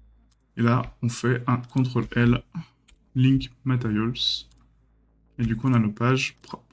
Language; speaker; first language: French; native; French